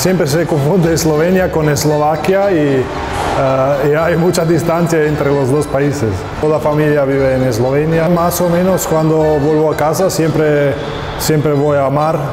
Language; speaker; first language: Spanish; non-native, fluent; Slovenian